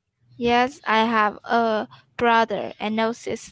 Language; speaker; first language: English; non-native, learner; Vietnamese